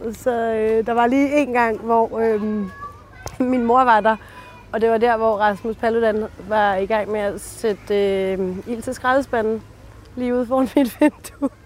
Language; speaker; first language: Danish; early bilingual, other home language; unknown